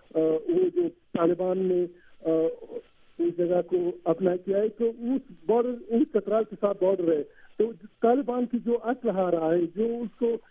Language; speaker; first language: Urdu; non-native, learner; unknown